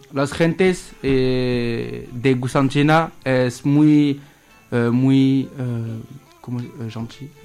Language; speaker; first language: Spanish; non-native, learner; French